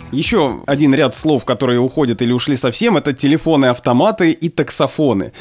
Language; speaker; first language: Russian; native; Russian